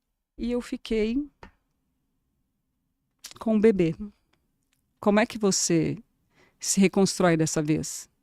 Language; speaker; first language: Portuguese; native; Portuguese